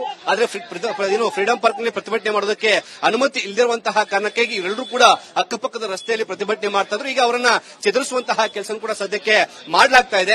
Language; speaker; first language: Kannada; native; Kannada